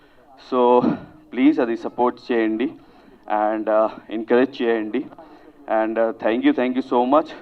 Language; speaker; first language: Telugu; non-native, local second language; Hindi